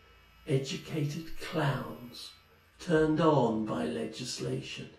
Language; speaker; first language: English; native; English